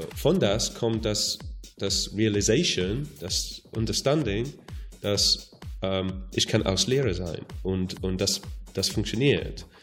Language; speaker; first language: German; non-native, learner; English